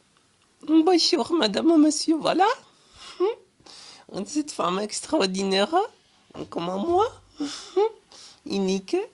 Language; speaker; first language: French; non-native, learner; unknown